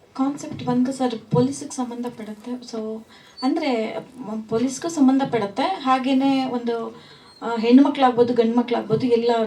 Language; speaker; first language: Kannada; native; Kannada